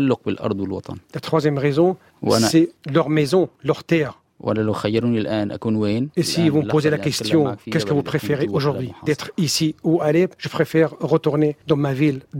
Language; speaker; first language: French; non-native, fluent; Arabic